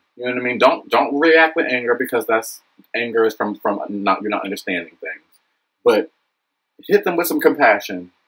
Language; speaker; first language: English; native; English